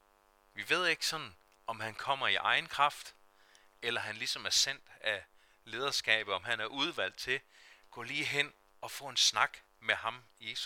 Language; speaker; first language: Danish; native; Danish